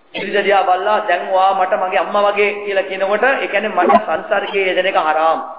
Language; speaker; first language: Sinhala; non-native, local second language; Tamil